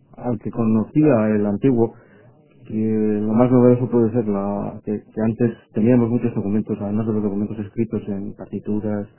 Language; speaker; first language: Spanish; non-native, local second language; Basque